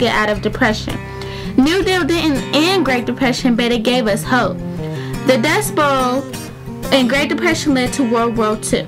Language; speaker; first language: English; native; English